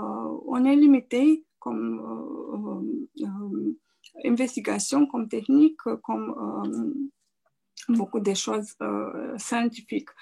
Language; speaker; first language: French; non-native, fluent; Romanian